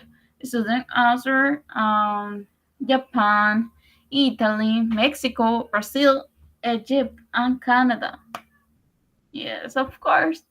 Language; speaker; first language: English; non-native, learner; Spanish